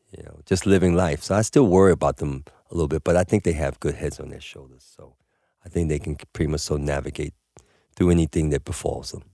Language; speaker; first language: English; native; English